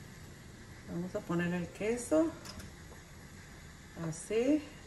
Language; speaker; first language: Spanish; native; Spanish